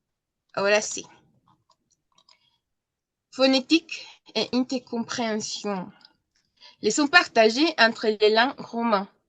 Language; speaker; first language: French; non-native, learner; Spanish